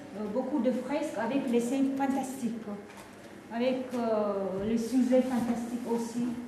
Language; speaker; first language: French; non-native, fluent; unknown